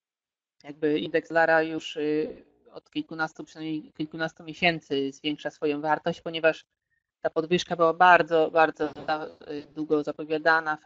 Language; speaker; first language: Polish; native; Polish